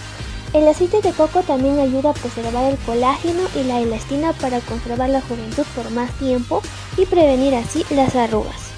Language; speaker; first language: Spanish; native; Spanish